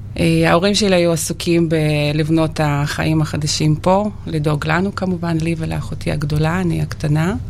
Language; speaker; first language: Hebrew; non-native, fluent; Russian